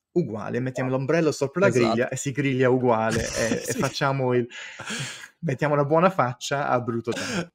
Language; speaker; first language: Italian; non-native, fluent; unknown